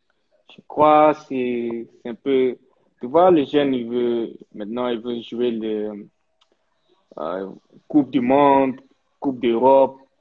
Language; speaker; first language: French; early bilingual, heritage; French